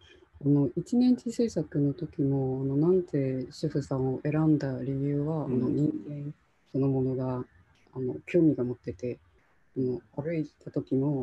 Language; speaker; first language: Japanese; non-native, local second language; Chinese